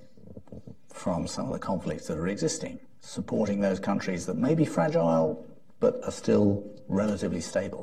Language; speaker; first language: English; native; English